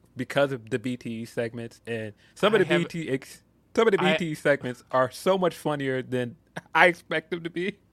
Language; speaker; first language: English; native; English